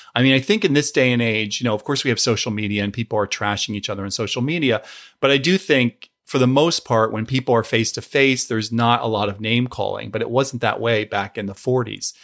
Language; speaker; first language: English; native; English